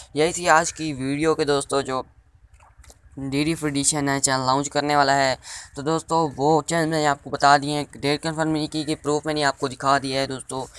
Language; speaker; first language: Hindi; native; Hindi